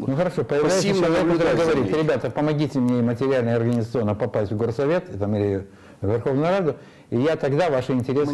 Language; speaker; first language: Russian; native; Russian